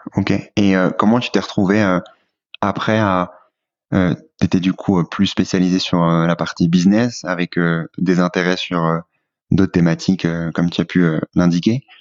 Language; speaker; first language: French; native; French